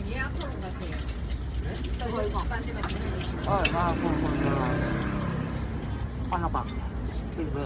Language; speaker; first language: Korean; non-native, learner; Thai